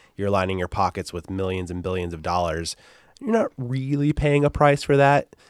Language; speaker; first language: English; native; English